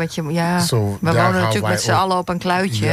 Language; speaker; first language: Dutch; native; Dutch